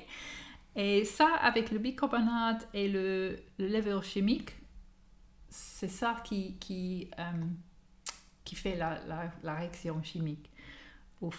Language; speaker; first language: French; non-native, learner; English